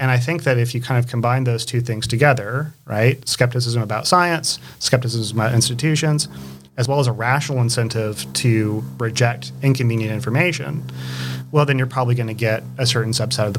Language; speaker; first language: English; native; English